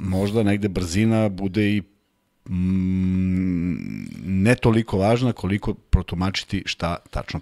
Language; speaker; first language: Serbian; native; Serbian